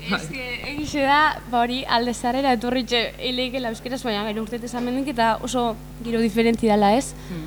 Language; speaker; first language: Basque; native; Basque